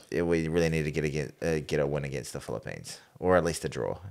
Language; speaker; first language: English; native; English